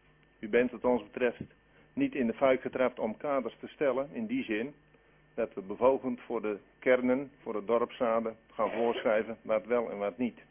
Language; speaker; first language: Dutch; native; Dutch